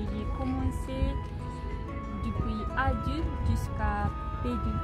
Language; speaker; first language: French; non-native, learner; Japanese